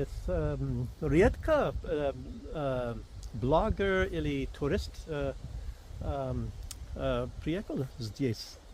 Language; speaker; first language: Russian; non-native, learner; English